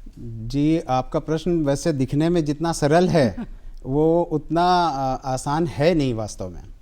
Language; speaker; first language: Hindi; native; Hindi